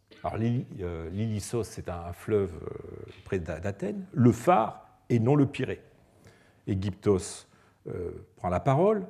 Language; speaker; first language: French; native; French